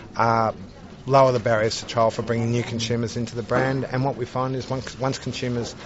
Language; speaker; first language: English; native; English